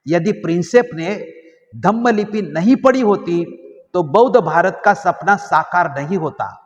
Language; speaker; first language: Hindi; non-native, local second language; Marathi